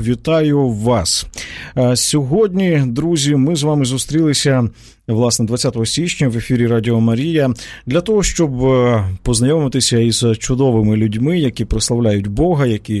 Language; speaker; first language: Ukrainian; native; Ukrainian